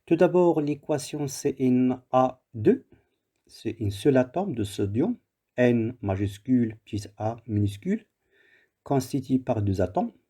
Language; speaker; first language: French; non-native, local second language; Arabic